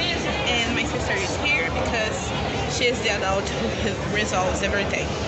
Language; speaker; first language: English; non-native, learner; Portuguese